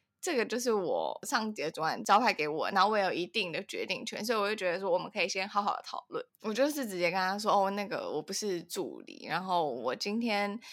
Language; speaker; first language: Chinese; native; Chinese